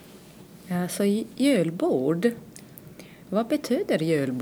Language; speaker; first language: Swedish; non-native, fluent; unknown